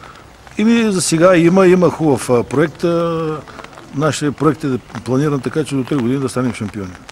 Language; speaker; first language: Bulgarian; native; Bulgarian